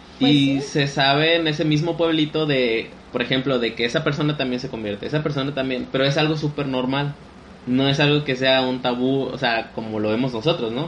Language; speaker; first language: Spanish; native; Spanish